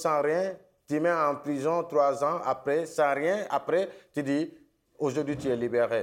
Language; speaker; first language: French; non-native, local second language; Wolof